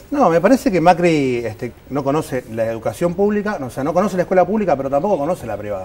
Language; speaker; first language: Spanish; native; Spanish